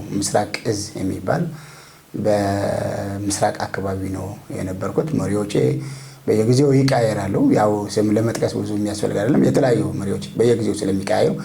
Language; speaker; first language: Amharic; non-native, local second language; Tigrinya